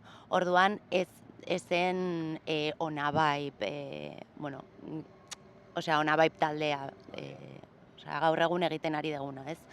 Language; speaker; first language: Basque; non-native, local second language; Spanish